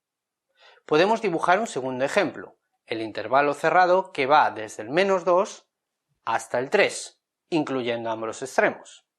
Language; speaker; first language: Spanish; native; Spanish